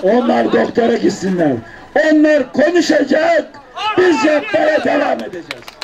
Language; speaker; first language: Turkish; native; Turkish